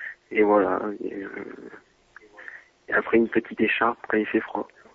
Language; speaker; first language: French; native; French